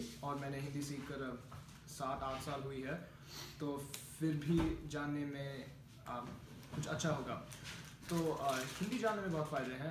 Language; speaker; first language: Hindi; non-native, learner; Malayalam